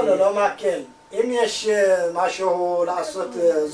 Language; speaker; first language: Hebrew; non-native, learner; Amharic